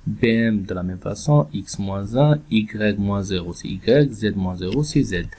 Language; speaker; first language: French; non-native, local second language; Arabic